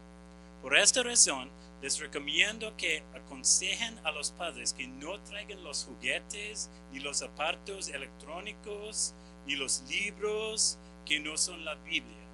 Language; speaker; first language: Spanish; non-native, fluent; English